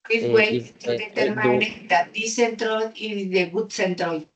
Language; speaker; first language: English; non-native, learner; Spanish